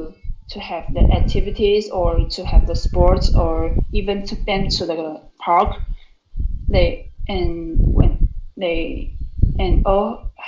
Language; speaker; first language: English; non-native, learner; Chinese